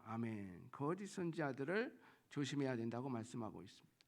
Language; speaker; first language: Korean; native; Korean